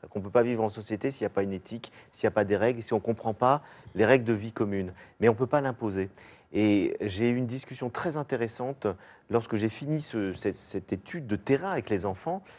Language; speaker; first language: French; native; French